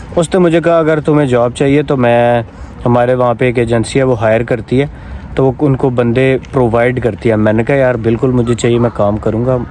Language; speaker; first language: Urdu; non-native, local second language; Punjabi